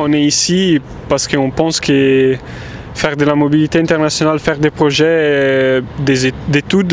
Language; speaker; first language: French; non-native, fluent; Italian